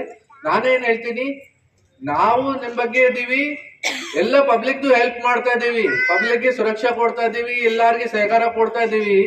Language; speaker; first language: Kannada; non-native, fluent; Hindi